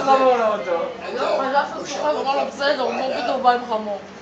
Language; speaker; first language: Hebrew; native; Hebrew